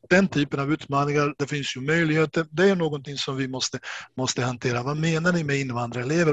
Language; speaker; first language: Swedish; non-native, fluent; Bosnian